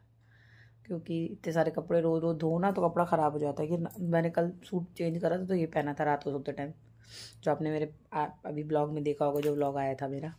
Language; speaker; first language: Hindi; native; Hindi